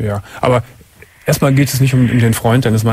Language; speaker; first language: German; native; German